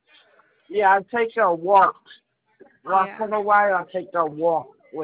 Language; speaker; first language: English; non-native, learner; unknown